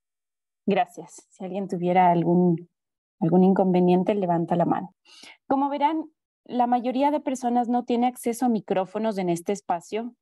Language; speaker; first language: Spanish; native; Spanish